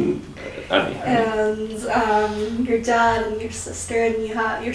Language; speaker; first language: English; early bilingual, other home language; Korean